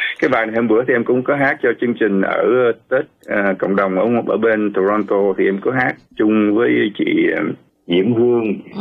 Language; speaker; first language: Vietnamese; early bilingual, heritage; Vietnamese